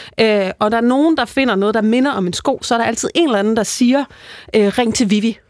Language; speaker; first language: Danish; native; Danish